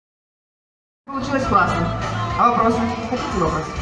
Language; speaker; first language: Russian; native; Russian